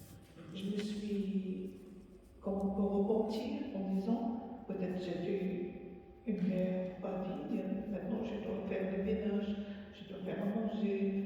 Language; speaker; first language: French; non-native, fluent; Arabic